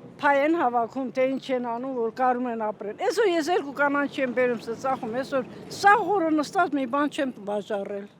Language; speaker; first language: Armenian; native; Armenian